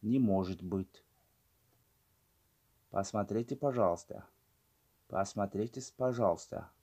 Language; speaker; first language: Russian; non-native, fluent; Tajik